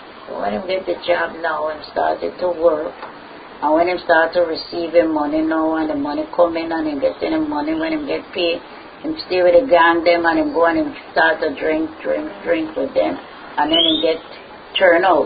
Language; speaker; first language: English; native; English